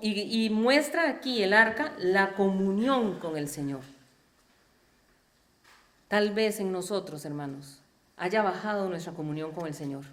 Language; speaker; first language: Spanish; native; Spanish